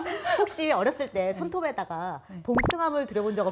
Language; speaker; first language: Korean; native; Korean